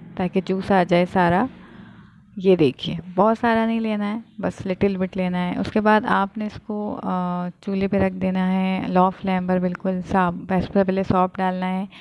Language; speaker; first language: Urdu; native; Urdu